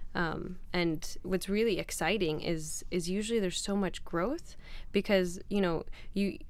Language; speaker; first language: English; non-native, fluent; Arabic